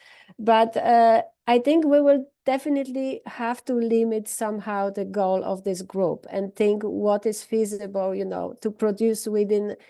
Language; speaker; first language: English; non-native, fluent; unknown